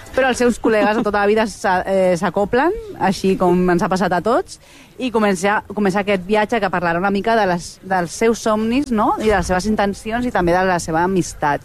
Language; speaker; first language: Catalan; non-native, local second language; Spanish